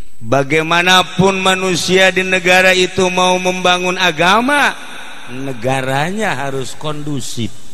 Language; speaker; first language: Indonesian; non-native, local second language; Sundanese